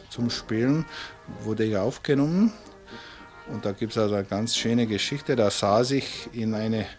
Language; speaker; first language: German; non-native, fluent; Czech